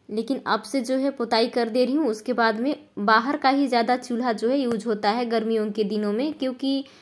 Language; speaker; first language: Hindi; native; Hindi